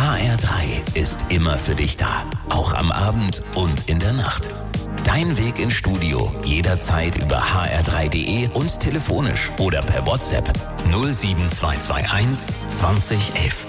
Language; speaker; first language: German; native; German